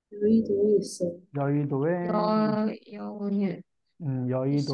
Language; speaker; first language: Korean; non-native, learner; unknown